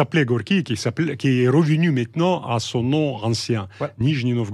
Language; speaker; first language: French; non-native, fluent; Russian